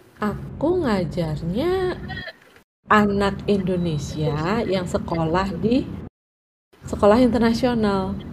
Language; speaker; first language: Indonesian; non-native, local second language; Javanese